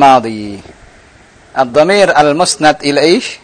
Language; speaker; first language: Arabic; non-native, fluent; Indonesian